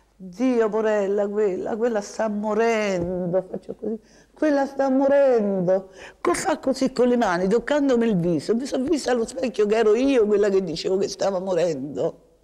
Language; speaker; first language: Italian; native; Italian